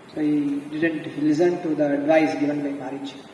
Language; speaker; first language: English; non-native, local second language; Kannada